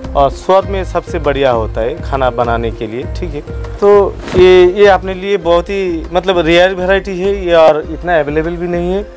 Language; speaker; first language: Hindi; non-native, local second language; Bangla